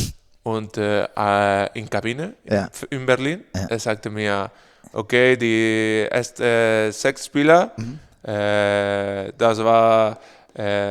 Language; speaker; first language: German; non-native, learner; Spanish